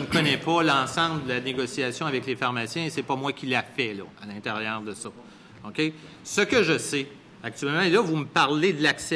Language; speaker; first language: French; native; French